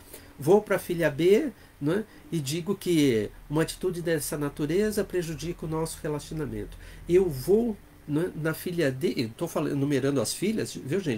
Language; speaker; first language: Portuguese; native; Portuguese